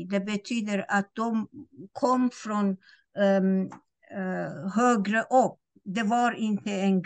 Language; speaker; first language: Swedish; non-native, fluent; Persian